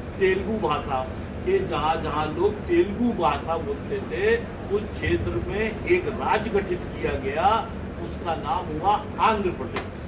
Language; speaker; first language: Hindi; native; Hindi